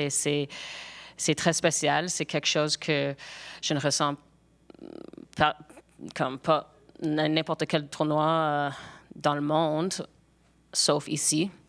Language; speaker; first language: French; non-native, local second language; English